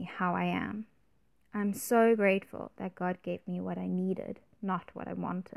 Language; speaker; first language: English; native; English